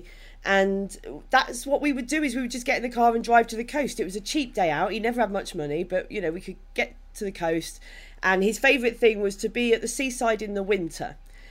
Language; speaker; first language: English; native; English